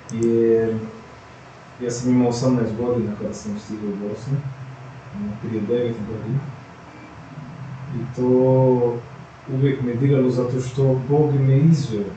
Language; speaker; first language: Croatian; non-native, fluent; Portuguese